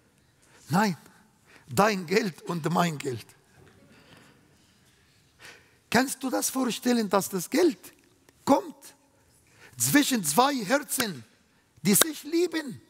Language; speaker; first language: German; non-native, fluent; Arabic